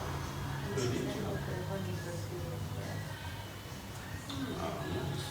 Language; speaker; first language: English; non-native, learner; Spanish